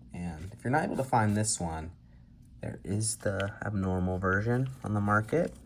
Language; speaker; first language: English; native; English